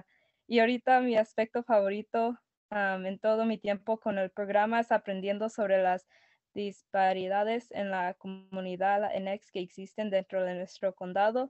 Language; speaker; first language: Spanish; early bilingual, other home language; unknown